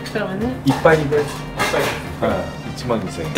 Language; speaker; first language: Japanese; non-native, learner; Korean